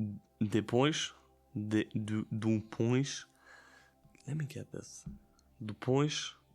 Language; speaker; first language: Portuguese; non-native, learner; German